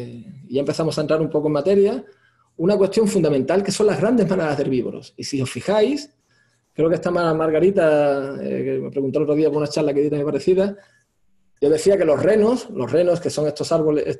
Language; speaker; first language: Spanish; native; Spanish